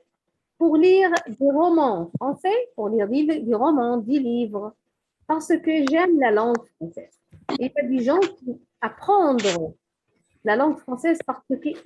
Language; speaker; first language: French; non-native, fluent; Arabic